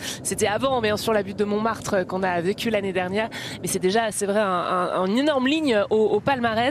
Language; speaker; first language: French; native; French